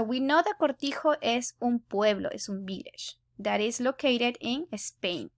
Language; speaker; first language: Spanish; non-native, fluent; English